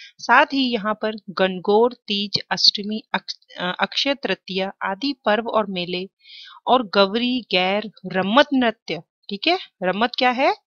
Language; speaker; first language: Hindi; native; Hindi